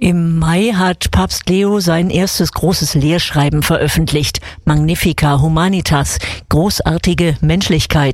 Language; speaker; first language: German; native; German